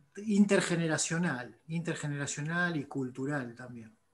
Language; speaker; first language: Spanish; native; Spanish